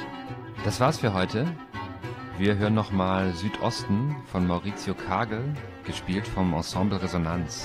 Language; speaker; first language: German; native; German